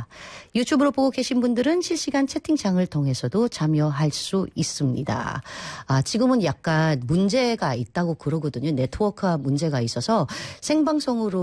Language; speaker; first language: Korean; non-native, fluent; Filipino